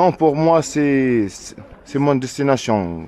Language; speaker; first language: French; non-native, learner; Arabic